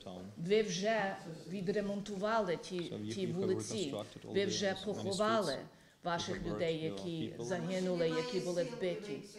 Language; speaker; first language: Ukrainian; early bilingual, heritage; Ukrainian